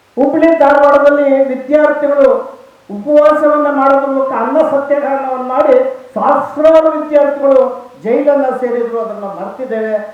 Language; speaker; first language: Kannada; native; Kannada